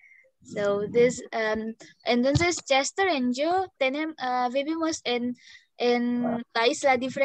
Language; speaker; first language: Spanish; non-native, learner; Indonesian